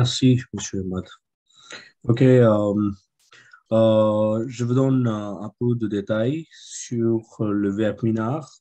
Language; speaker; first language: French; non-native, fluent; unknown